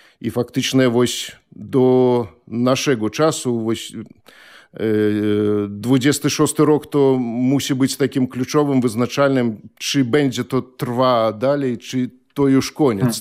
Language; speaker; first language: Polish; non-native, fluent; Belarusian